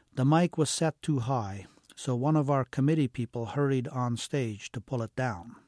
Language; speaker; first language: English; early bilingual, heritage; English